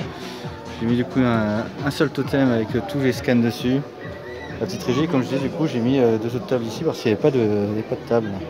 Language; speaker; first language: French; native; French